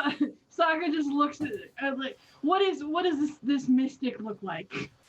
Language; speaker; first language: English; native; English